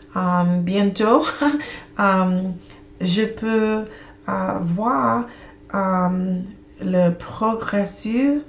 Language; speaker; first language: French; non-native, learner; English